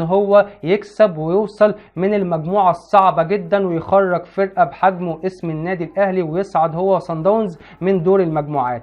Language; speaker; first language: Arabic; native; Arabic